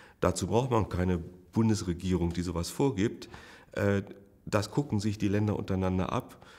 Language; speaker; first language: German; native; German